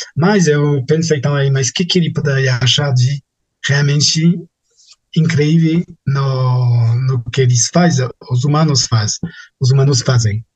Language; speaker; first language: Portuguese; non-native, fluent; French